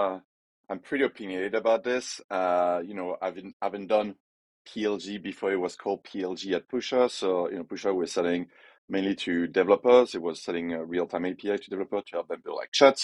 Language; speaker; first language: English; non-native, fluent; French